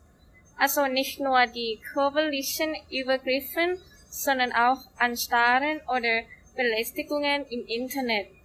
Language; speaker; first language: German; non-native, learner; Thai